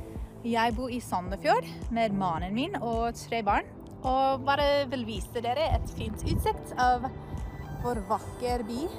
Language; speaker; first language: Norwegian; non-native, learner; English